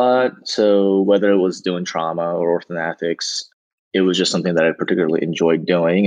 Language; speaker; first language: English; native; English